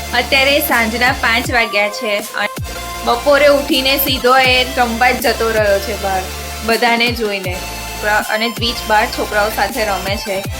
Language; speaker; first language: Gujarati; native; Gujarati